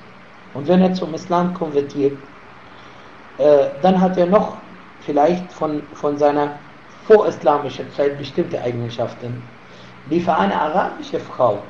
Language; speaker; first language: German; non-native, fluent; Arabic